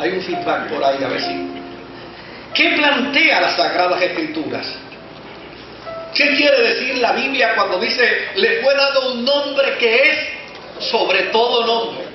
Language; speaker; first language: Spanish; native; Spanish